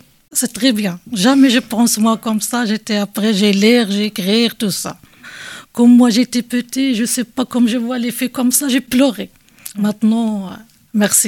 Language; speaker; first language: French; non-native, learner; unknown